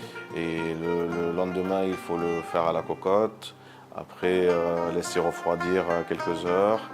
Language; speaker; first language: French; non-native, local second language; Arabic